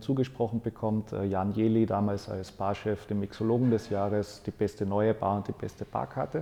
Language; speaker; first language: German; native; German